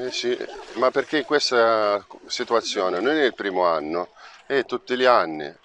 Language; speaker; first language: Italian; non-native, fluent; Arabic